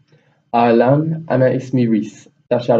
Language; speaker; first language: Arabic; non-native, learner; English